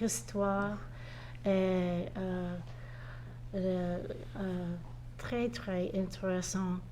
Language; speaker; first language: French; non-native, learner; English